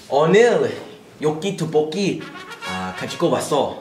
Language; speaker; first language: Korean; non-native, learner; English